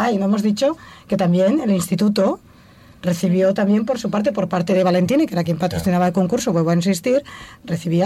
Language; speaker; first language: Spanish; non-native, local second language; Catalan